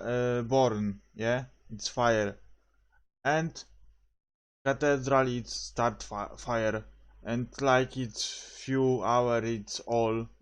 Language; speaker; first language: English; non-native, learner; Polish